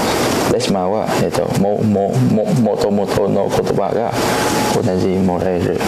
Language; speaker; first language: Japanese; non-native, learner; Cantonese